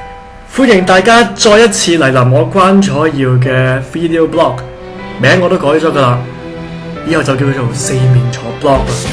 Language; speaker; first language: Cantonese; native; Cantonese